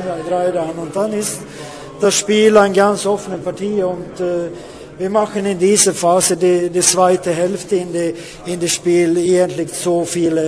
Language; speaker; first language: German; non-native, learner; Swedish